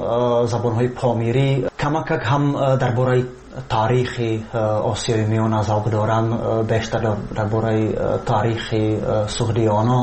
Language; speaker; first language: Persian; non-native, fluent; Czech